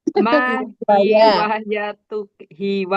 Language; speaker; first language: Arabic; non-native, learner; Indonesian